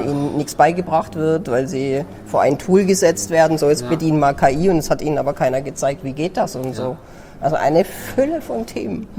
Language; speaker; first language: German; native; German